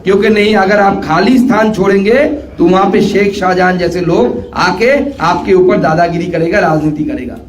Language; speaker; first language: Hindi; non-native, local second language; Bangla